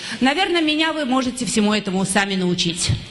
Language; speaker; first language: Russian; native; Russian